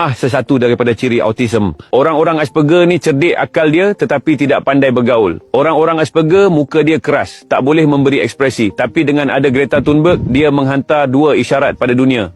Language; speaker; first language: Malay; native; Malay